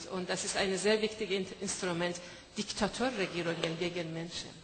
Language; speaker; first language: German; non-native, fluent; Persian